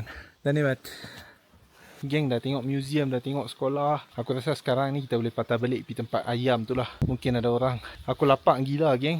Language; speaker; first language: Malay; native; Malay